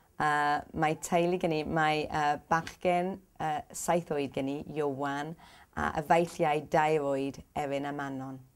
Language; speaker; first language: Welsh; non-native, local second language; English